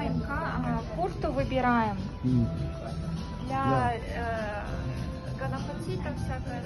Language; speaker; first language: Russian; native; Russian